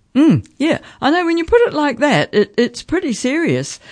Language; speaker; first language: English; native; English